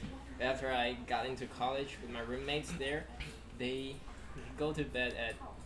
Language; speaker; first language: English; non-native, fluent; Chinese